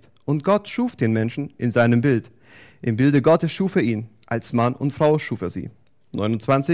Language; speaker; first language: German; native; German